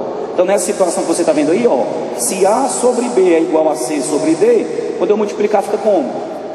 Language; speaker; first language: Portuguese; native; Portuguese